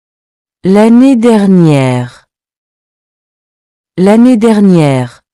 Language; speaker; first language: French; non-native, fluent; English